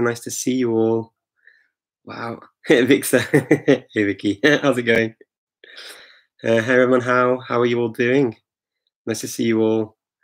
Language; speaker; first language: English; native; English